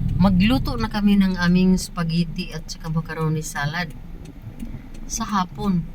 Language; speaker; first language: Filipino; non-native, local second language; Cebuano